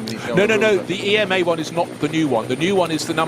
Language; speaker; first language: English; native; English